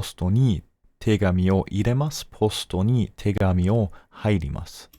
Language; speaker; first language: Japanese; non-native, learner; English